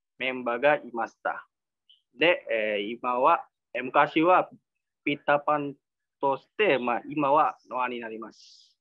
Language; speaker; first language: Japanese; non-native, learner; Indonesian